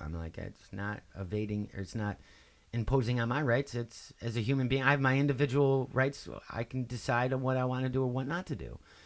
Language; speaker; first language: English; native; English